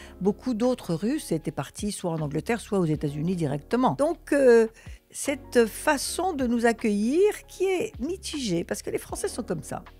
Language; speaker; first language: French; early bilingual, other home language; Russian